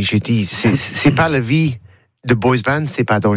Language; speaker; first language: French; non-native, learner; English